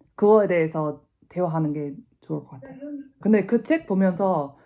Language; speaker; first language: Korean; non-native, fluent; English